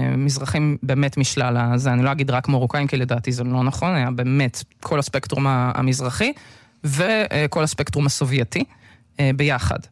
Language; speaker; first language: Hebrew; early bilingual, other home language; Russian